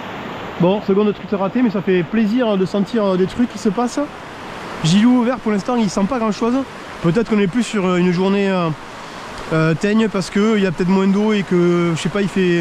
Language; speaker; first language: French; native; French